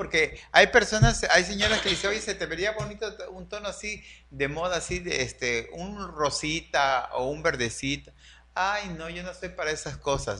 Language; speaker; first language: Spanish; native; Spanish